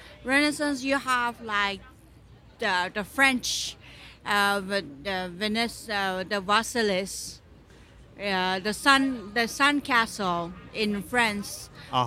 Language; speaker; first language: English; non-native, local second language; Bangla